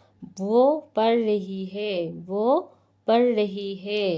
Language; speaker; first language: Hindi; non-native, fluent; Bangla